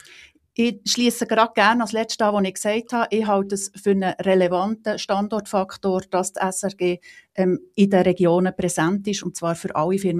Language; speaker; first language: German; native; German